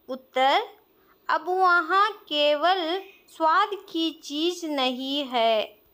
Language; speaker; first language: Hindi; non-native, local second language; Kannada